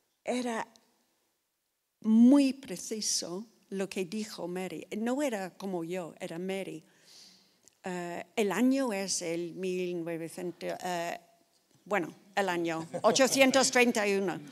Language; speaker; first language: Spanish; non-native, fluent; English